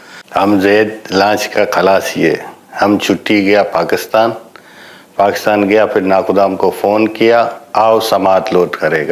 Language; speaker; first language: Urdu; non-native, local second language; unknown